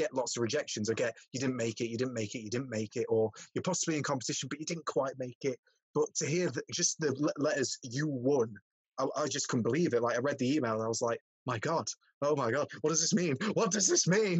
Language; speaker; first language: English; native; English